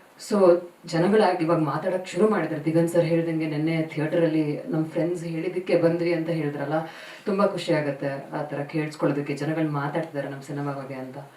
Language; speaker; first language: Kannada; native; Kannada